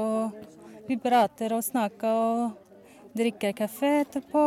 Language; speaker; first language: Norwegian; non-native, learner; Arabic